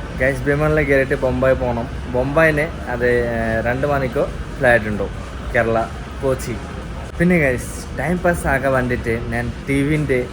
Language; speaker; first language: Malayalam; non-native, learner; Bangla